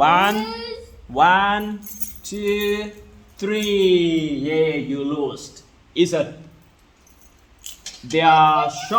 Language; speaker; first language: English; non-native, learner; Lao